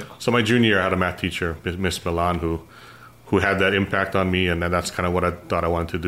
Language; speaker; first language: English; native; English